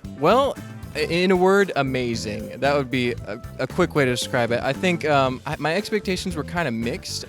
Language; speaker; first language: English; native; English